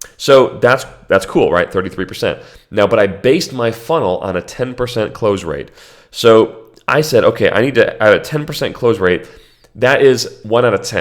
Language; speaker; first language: English; native; English